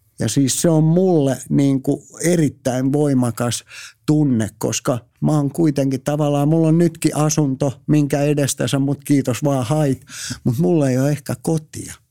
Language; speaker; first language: Finnish; native; Finnish